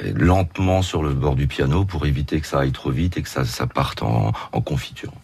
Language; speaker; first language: French; native; French